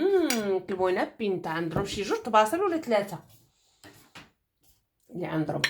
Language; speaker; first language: Arabic; native; Arabic